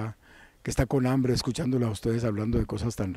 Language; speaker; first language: Spanish; native; Spanish